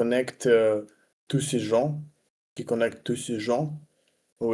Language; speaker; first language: French; non-native, learner; Russian